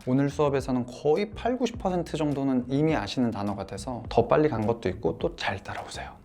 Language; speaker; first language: Korean; native; Korean